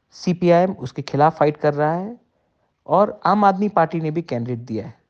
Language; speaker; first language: Hindi; non-native, local second language; Kok Borok